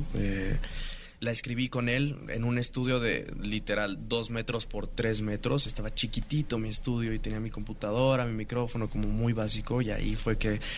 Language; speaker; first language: Spanish; native; Spanish